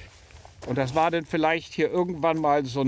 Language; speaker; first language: German; native; German